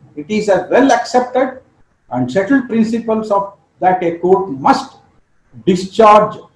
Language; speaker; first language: English; non-native, local second language; Kannada